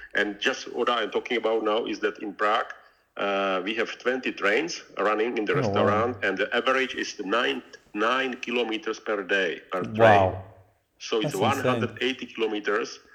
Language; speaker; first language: English; non-native, learner; Czech